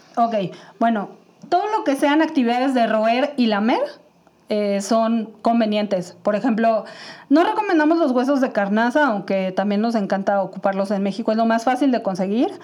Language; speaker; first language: Spanish; native; Spanish